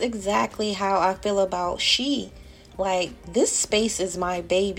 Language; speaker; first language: English; native; English